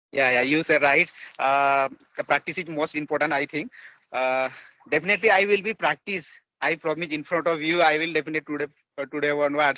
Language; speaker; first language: English; non-native, learner; Odia